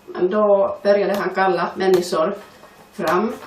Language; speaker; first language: Swedish; non-native, fluent; Finnish